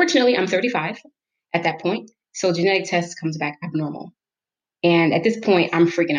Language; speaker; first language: English; native; English